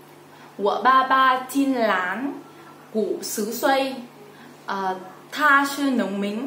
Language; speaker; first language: Chinese; non-native, learner; Vietnamese